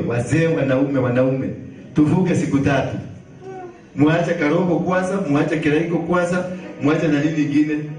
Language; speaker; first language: Swahili; non-native, local second language; Kikuyu